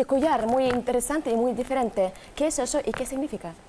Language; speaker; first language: Spanish; non-native, learner; Russian